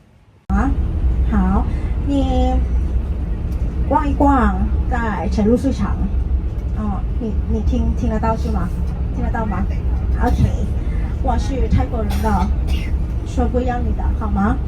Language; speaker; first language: Chinese; non-native, learner; Thai